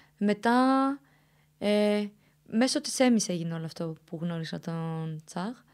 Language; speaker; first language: Greek; early bilingual, other home language; Romanian